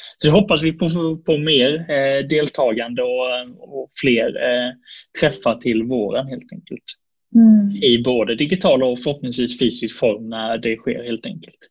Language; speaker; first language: Swedish; native; Swedish